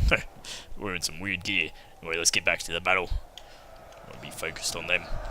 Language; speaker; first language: English; native; English